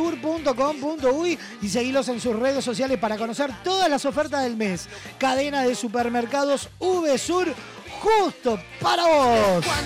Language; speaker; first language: Spanish; native; Spanish